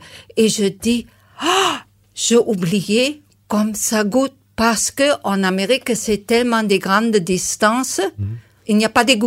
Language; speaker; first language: French; non-native, learner; German